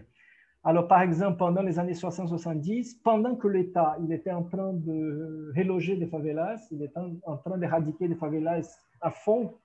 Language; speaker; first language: French; non-native, fluent; Portuguese